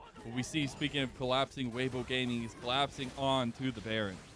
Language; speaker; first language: English; native; English